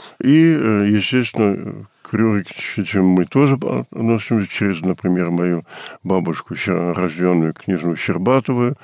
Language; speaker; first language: Russian; early bilingual, heritage; Russian